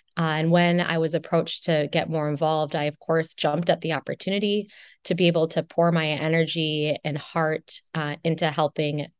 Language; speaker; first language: English; native; English